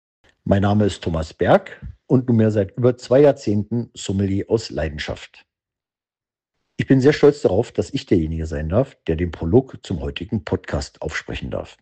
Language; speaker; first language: German; native; German